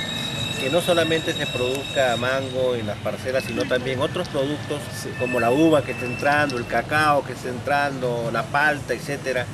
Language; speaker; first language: Spanish; native; Spanish